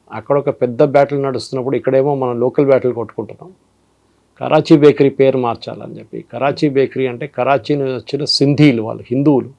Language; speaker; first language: Telugu; non-native, fluent; Malayalam